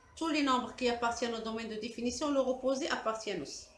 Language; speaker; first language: French; non-native, local second language; Arabic